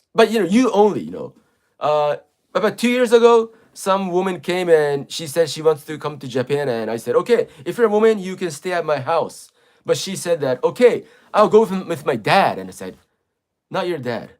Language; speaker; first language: English; non-native, fluent; Japanese